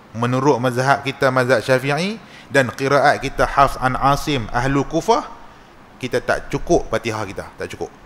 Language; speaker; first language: Malay; native; Malay